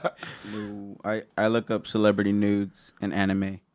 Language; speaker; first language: English; early bilingual, other home language; Spanish